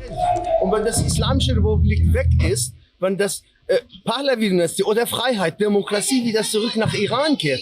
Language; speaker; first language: German; non-native, learner; Persian